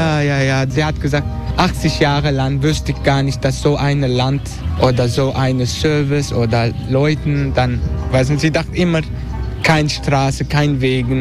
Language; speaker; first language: German; non-native, learner; Turkish